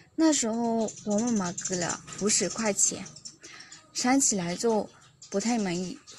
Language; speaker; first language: Chinese; non-native, learner; Burmese